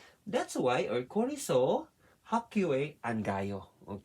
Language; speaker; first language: English; non-native, learner; Filipino